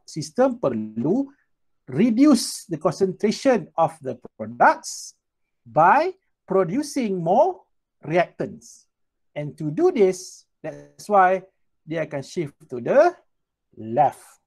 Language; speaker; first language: English; non-native, local second language; Malay